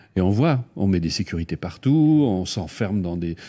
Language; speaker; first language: French; native; French